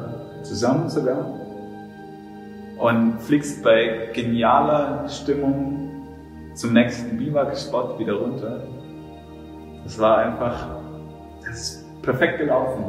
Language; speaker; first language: German; native; German